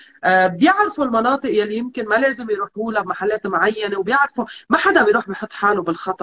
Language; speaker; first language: Arabic; native; Arabic